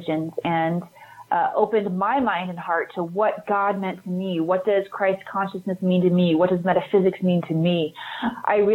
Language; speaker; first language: English; native; English